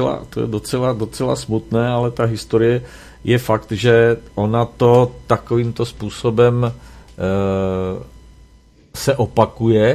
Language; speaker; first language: Czech; native; Czech